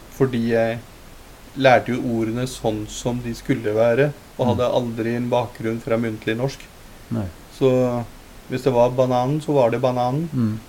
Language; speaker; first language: Norwegian; early bilingual, other home language; Punjabi